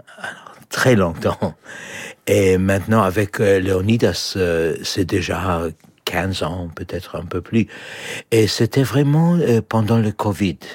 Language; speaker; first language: French; non-native, fluent; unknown